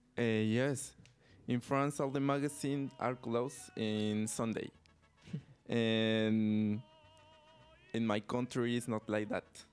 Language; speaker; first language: English; non-native, learner; Spanish